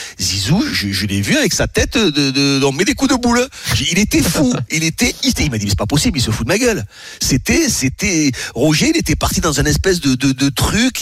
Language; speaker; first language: French; native; French